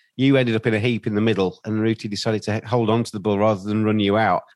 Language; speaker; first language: English; native; English